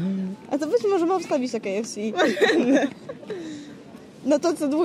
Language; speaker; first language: Polish; native; Polish